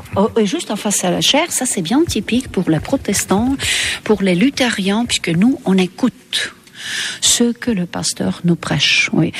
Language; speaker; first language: French; non-native, fluent; Estonian